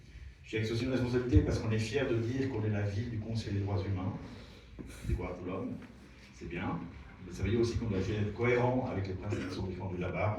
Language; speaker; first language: French; native; French